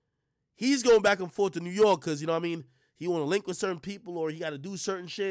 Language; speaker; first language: English; native; English